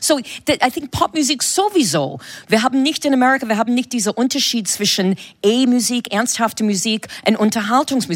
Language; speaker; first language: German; non-native, fluent; English